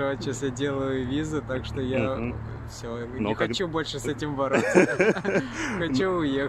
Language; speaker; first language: Russian; native; Russian